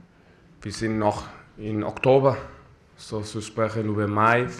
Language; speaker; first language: German; non-native, fluent; Spanish